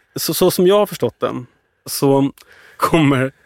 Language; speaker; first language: Swedish; native; Swedish